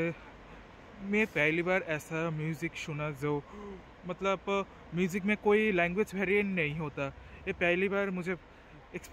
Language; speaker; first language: Hindi; non-native, local second language; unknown